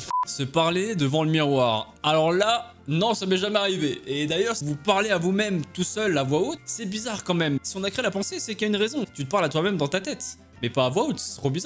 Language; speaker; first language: French; native; French